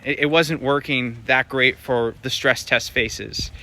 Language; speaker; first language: English; native; English